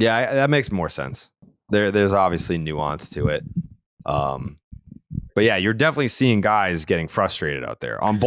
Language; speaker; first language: English; native; English